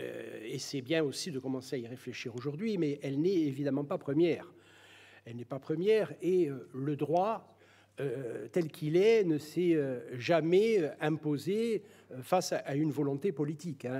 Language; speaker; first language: French; native; French